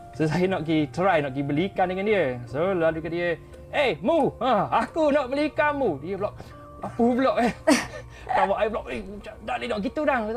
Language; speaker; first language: Malay; non-native, fluent; English